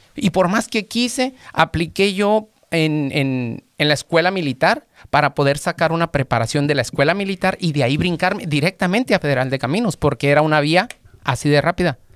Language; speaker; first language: Spanish; native; Spanish